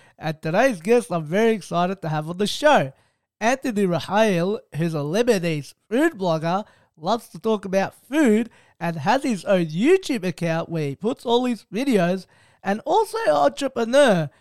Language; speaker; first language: English; early bilingual, other home language; Arabic